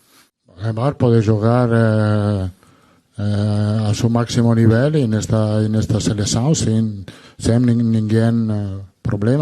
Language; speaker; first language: Spanish; non-native, fluent; Italian